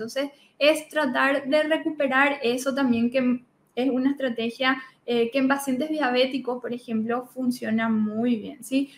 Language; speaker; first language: Spanish; native; Spanish